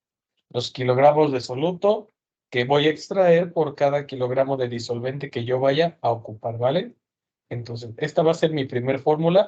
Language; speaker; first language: Spanish; native; Spanish